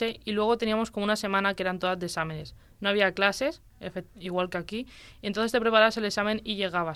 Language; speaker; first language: Spanish; native; Spanish